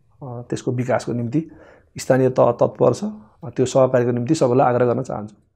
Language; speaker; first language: Nepali; non-native, local second language; Gurung